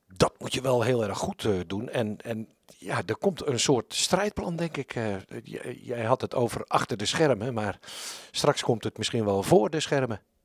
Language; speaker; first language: Dutch; native; Dutch